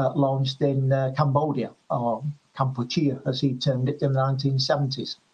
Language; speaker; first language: English; native; English